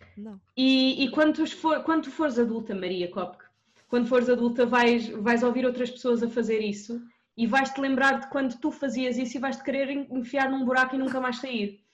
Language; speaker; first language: Portuguese; early bilingual, other home language; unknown